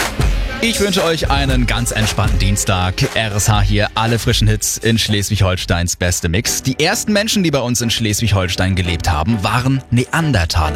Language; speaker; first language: German; native; German